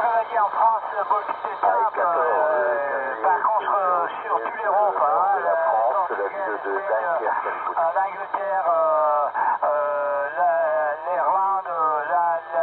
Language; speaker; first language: French; non-native, learner; Italian